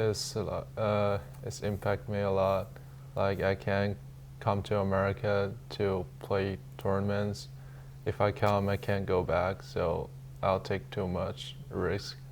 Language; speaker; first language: English; non-native, learner; Chinese